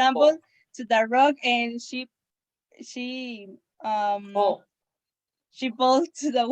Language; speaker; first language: English; non-native, learner; Spanish